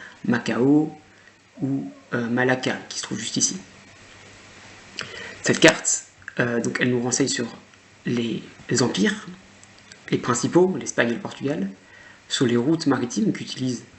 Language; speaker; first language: French; native; French